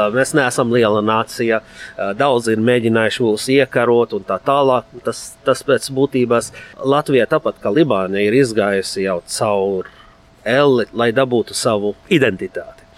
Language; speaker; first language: Latvian; non-native, fluent; Arabic